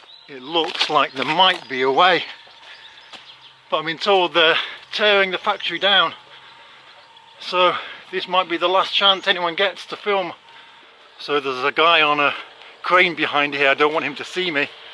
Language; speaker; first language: English; native; English